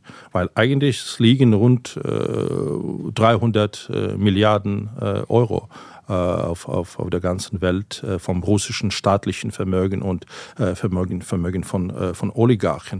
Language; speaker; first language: German; non-native, fluent; Ukrainian